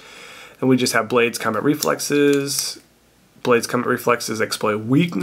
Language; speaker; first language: English; native; English